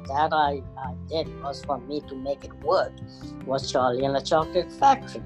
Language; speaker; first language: English; non-native, local second language; Punjabi